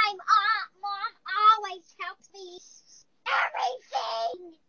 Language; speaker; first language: English; non-native, learner; Chinese